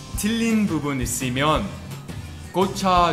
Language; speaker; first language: Korean; non-native, learner; English